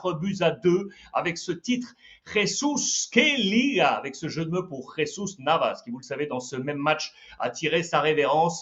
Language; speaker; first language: French; native; French